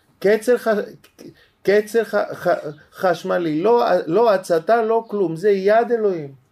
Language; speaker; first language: Hebrew; non-native, fluent; Greek